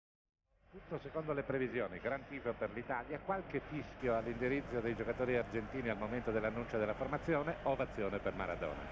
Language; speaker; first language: Italian; native; Italian